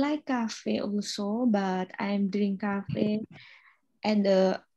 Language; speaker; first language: English; non-native, learner; Indonesian